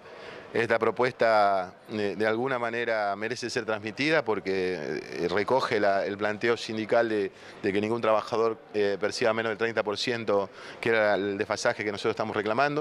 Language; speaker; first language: Spanish; native; Spanish